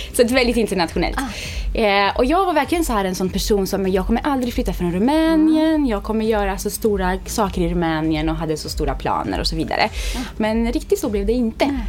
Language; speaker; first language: Swedish; non-native, fluent; Romanian